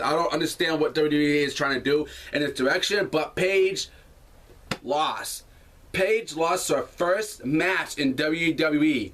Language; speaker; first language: English; native; English